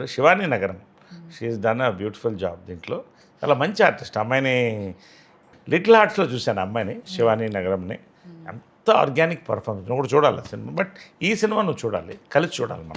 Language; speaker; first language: Telugu; native; Telugu